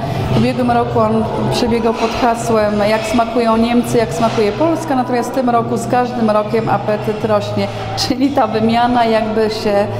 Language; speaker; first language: Polish; native; Polish